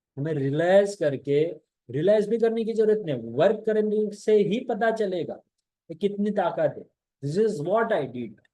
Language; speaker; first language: Hindi; non-native, local second language; Gujarati